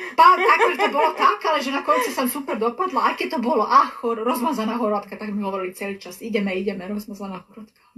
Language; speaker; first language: Slovak; non-native, fluent; Croatian